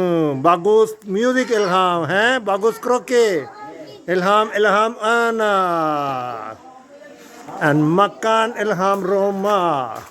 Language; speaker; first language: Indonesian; non-native, learner; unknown